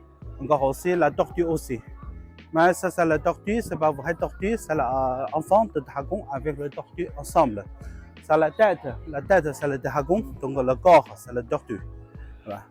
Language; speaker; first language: French; non-native, learner; Chinese